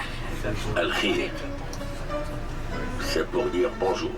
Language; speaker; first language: French; non-native, local second language; Arabic